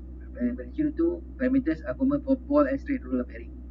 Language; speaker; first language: English; non-native, local second language; Malay